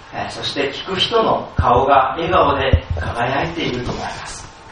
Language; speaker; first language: Japanese; native; Japanese